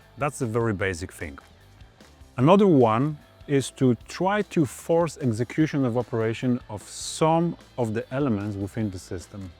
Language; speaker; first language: English; non-native, fluent; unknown